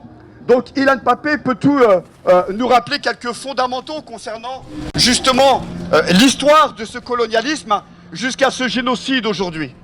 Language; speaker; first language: French; native; French